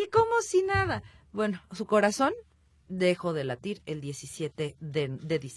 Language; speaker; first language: Spanish; native; Spanish